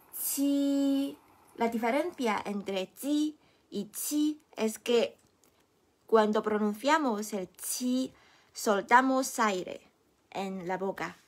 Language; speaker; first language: Spanish; non-native, fluent; Chinese